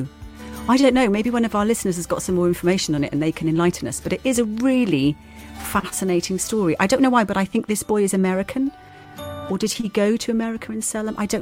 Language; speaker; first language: English; native; English